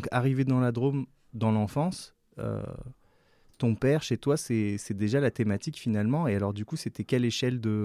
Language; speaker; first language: French; native; French